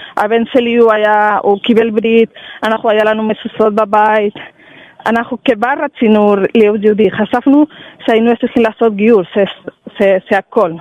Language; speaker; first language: Hebrew; non-native, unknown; Spanish